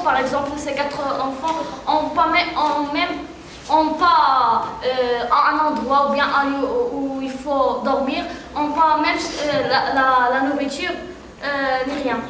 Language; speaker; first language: French; non-native, learner; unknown